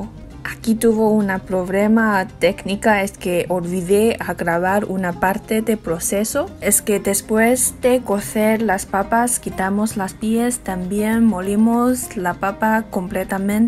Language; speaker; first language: Spanish; non-native, fluent; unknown